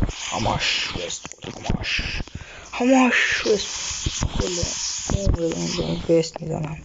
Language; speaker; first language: Persian; native; Persian